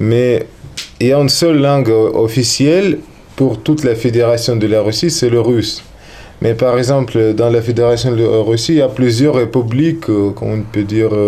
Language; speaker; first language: French; non-native, learner; Russian